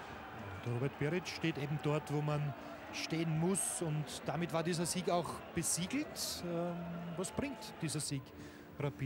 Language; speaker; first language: German; native; German